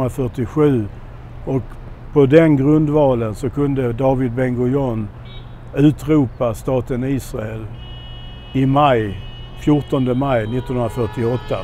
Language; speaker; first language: Swedish; non-native, fluent; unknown